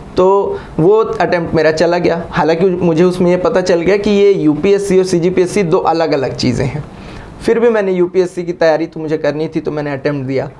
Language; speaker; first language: Hindi; native; Hindi